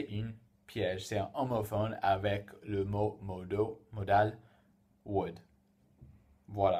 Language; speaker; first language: French; non-native, fluent; English